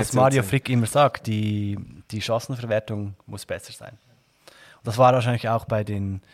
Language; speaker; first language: German; native; German